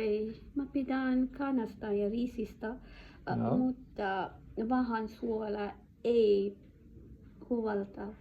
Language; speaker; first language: Finnish; non-native, learner; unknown